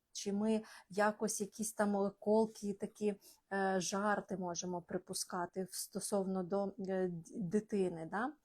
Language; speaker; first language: Ukrainian; non-native, local second language; Russian